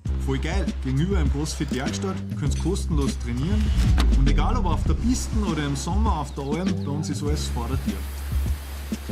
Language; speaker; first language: German; native; German